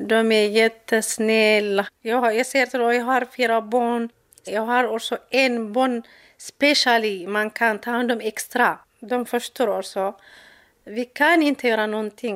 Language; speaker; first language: Swedish; non-native, learner; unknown